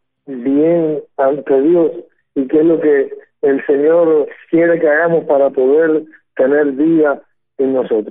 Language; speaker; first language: Spanish; native; Spanish